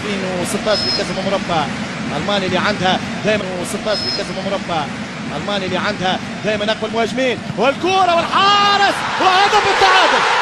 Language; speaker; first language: Arabic; native; Arabic